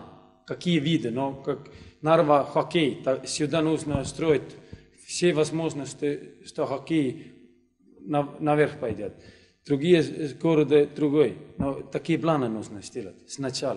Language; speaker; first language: Russian; non-native, learner; Estonian